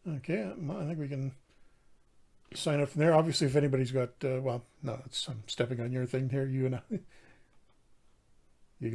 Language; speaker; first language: English; native; English